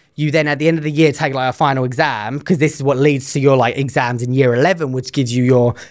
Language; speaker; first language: English; native; English